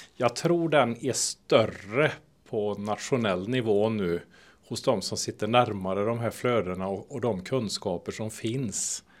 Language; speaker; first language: Swedish; native; Swedish